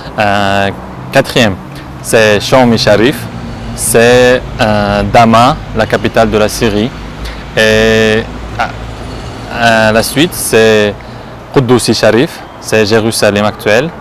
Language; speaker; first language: French; non-native, fluent; Uzbek